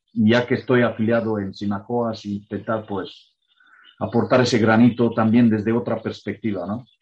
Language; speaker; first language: Spanish; non-native, fluent; Romanian